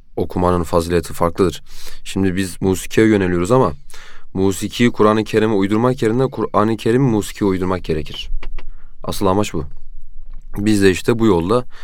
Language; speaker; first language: Turkish; native; Turkish